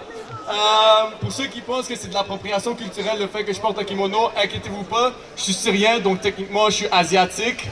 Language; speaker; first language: French; native; French